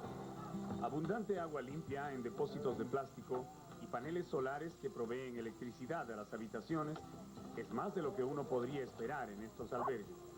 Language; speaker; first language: Spanish; native; Spanish